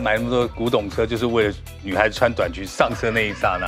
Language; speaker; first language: Chinese; native; Chinese